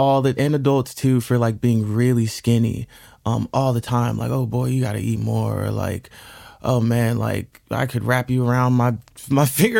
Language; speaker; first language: English; native; English